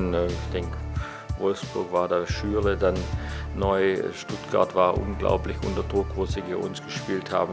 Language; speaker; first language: German; native; German